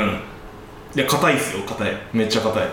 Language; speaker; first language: Japanese; native; Japanese